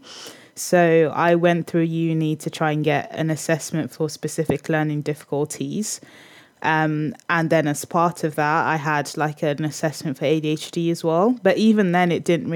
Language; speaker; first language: English; native; English